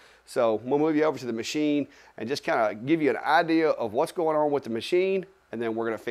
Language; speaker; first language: English; native; English